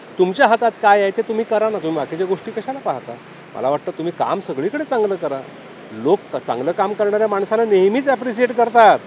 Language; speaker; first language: Marathi; native; Marathi